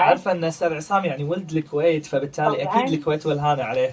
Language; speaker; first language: Arabic; native; Arabic